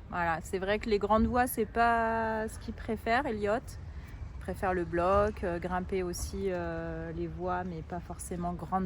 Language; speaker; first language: French; native; French